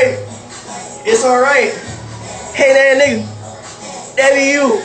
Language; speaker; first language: English; native; English